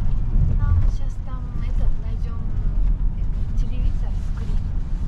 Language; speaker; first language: Russian; early bilingual, heritage; Russian